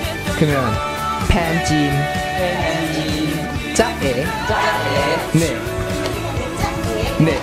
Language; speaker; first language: Korean; non-native, learner; Thai